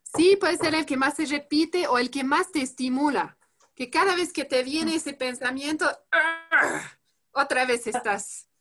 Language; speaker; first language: Spanish; non-native, fluent; French